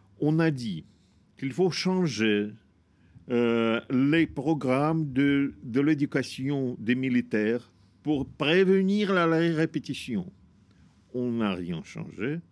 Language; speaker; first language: French; non-native, fluent; Russian